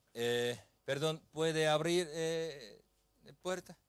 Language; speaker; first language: Spanish; non-native, learner; Korean